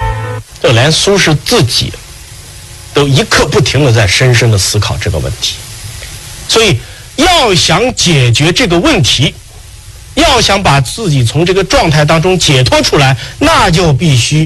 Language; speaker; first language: Chinese; native; Chinese